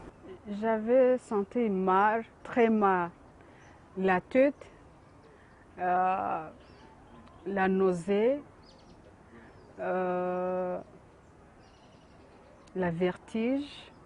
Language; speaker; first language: French; non-native, local second language; Kinyarwanda